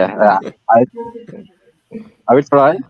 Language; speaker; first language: English; non-native, learner; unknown